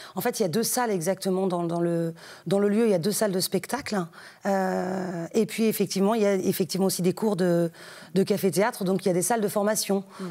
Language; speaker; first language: French; native; French